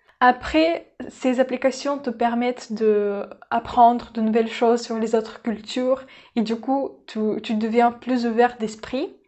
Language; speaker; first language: French; non-native, fluent; Russian